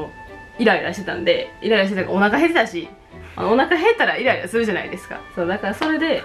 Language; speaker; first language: Japanese; native; Japanese